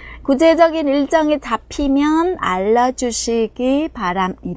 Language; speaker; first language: Korean; non-native, fluent; Vietnamese